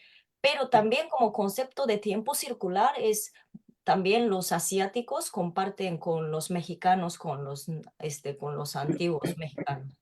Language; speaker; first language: Spanish; non-native, fluent; Japanese